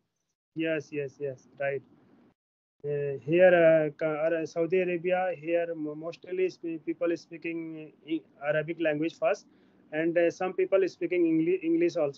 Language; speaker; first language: English; non-native, learner; Hindi